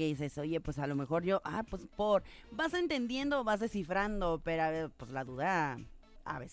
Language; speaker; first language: Spanish; native; Spanish